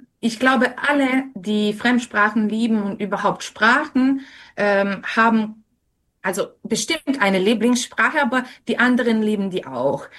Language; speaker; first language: German; non-native, fluent; Serbian